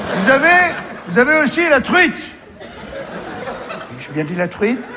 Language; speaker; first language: French; native; French